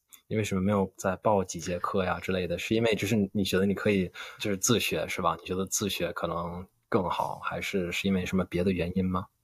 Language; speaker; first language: Chinese; non-native, fluent; English